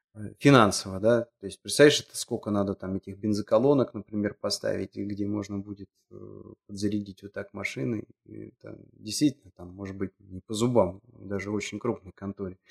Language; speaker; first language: Russian; native; Russian